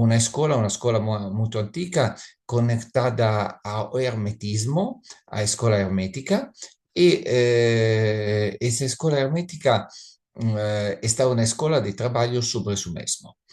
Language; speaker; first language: Spanish; non-native, learner; Italian